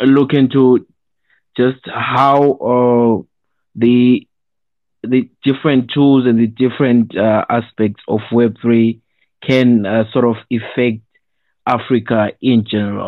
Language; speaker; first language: English; non-native, local second language; Shona